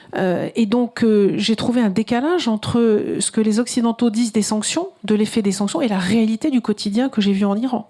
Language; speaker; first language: French; native; French